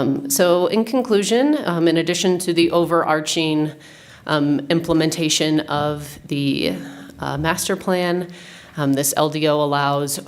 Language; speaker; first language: English; native; English